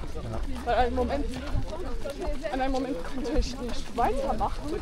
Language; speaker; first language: German; non-native, fluent; French